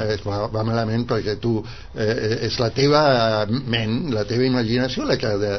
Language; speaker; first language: Catalan; non-native, fluent; Spanish